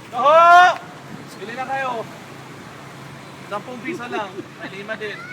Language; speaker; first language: Filipino; non-native, learner; English